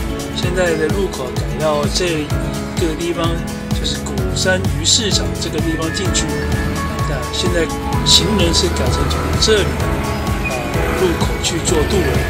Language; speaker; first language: Chinese; native; Chinese